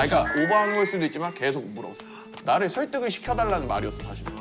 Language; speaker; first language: Korean; native; Korean